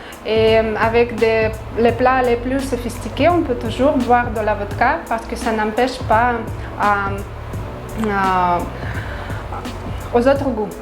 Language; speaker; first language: French; non-native, fluent; Russian